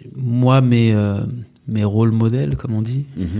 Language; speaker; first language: French; native; French